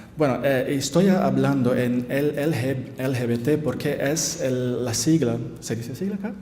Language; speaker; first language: Spanish; non-native, learner; Portuguese